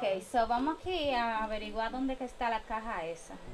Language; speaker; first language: Spanish; native; Spanish